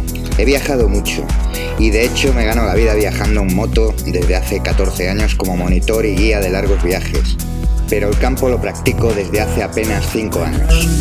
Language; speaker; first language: Spanish; native; Spanish